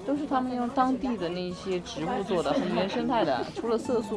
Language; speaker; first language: Chinese; native; Chinese